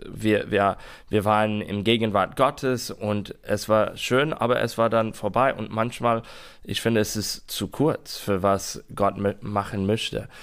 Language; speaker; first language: German; non-native, learner; English